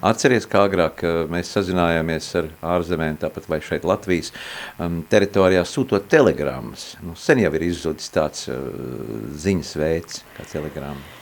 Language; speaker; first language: Latvian; native; Latvian